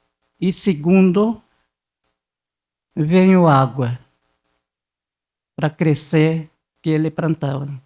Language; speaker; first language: Portuguese; non-native, local second language; Guarani